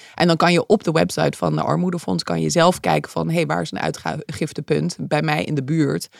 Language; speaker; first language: Dutch; early bilingual, other home language; English